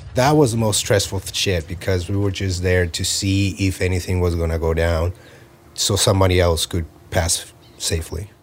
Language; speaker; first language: English; early bilingual, other home language; Spanish